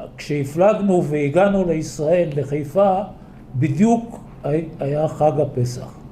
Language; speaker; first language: Hebrew; early bilingual, other home language; Polish